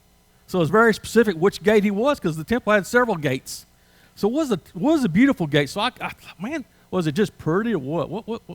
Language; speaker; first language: English; native; English